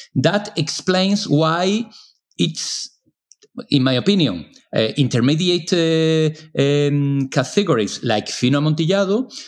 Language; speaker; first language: English; non-native, fluent; Spanish